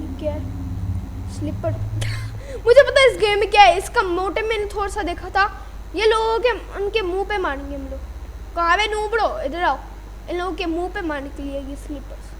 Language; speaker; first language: Urdu; native; Urdu